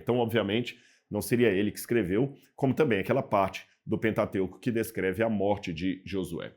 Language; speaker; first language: Portuguese; native; Portuguese